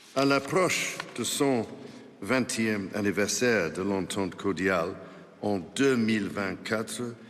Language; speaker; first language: French; non-native, fluent; English